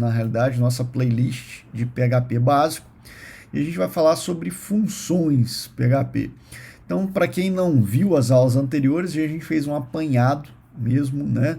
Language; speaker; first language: Portuguese; native; Portuguese